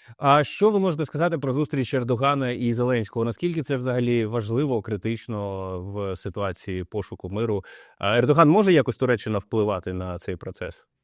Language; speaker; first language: Ukrainian; native; Ukrainian